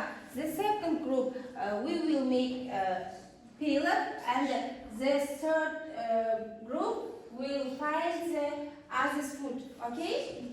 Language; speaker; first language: English; non-native, learner; Kazakh